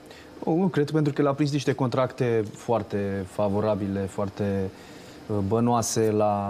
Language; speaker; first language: Romanian; native; Romanian